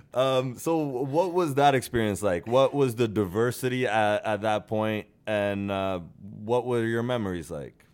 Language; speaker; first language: English; early bilingual, other home language; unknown